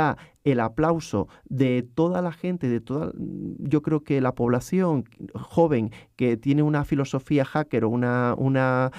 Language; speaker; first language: Spanish; native; Spanish